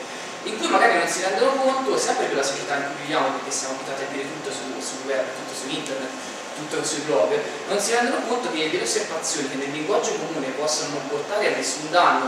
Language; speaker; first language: Italian; native; Italian